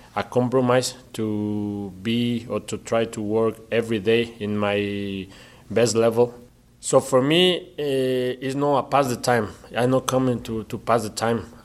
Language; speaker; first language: English; non-native, learner; Spanish